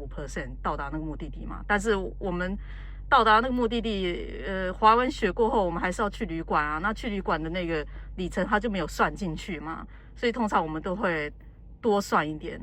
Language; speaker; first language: Chinese; native; Chinese